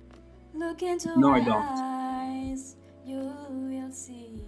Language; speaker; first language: English; non-native, learner; Indonesian